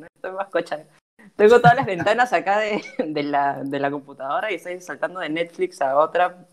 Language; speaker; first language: Spanish; native; Spanish